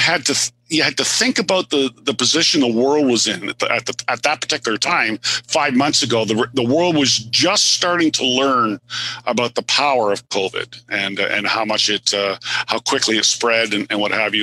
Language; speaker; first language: English; native; English